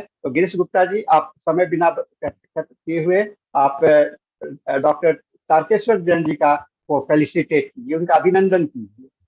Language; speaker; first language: Hindi; native; Hindi